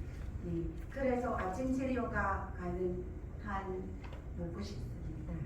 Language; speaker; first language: Korean; non-native, learner; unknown